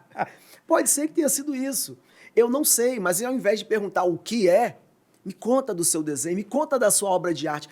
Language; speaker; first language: Portuguese; native; Portuguese